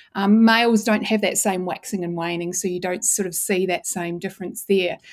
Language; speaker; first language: English; native; English